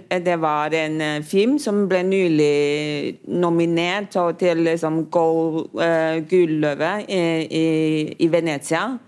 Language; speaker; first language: Norwegian; non-native, fluent; Chinese